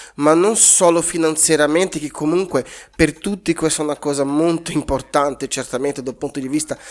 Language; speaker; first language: Italian; non-native, fluent; Portuguese